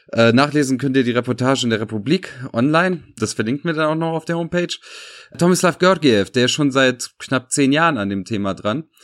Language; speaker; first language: German; early bilingual, other home language; Serbian